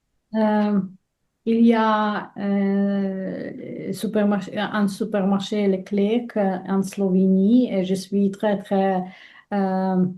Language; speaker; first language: French; non-native, learner; Russian